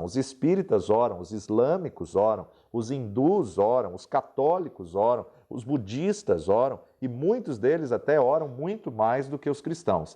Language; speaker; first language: Portuguese; native; Portuguese